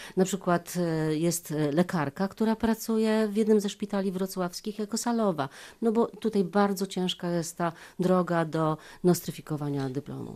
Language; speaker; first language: Polish; native; Polish